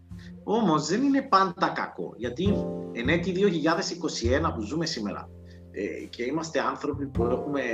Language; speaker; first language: Greek; native; Greek